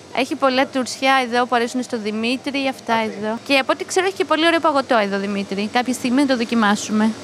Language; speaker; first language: Greek; native; Greek